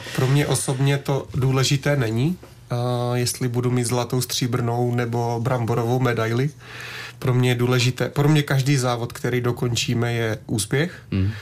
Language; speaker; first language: Czech; native; Czech